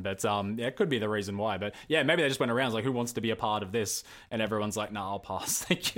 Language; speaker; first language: English; native; English